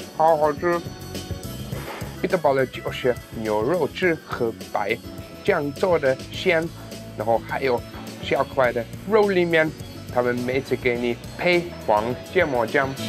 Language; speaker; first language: Chinese; non-native, fluent; German